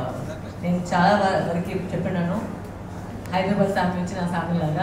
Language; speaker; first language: Telugu; non-native, learner; Tamil